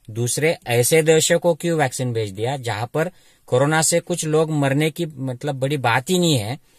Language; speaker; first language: Hindi; non-native, local second language; Marathi